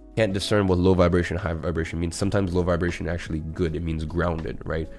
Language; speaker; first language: English; native; English